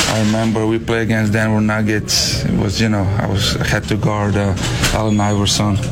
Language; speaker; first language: English; non-native, fluent; Slovenian